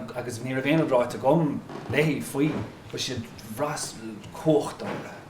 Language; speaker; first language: Irish; non-native, local second language; English